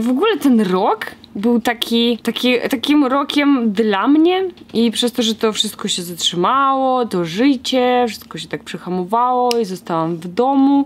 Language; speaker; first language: Polish; non-native, fluent; Russian